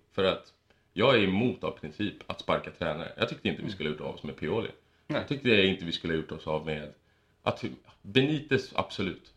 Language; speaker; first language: Swedish; early bilingual, other home language; Spanish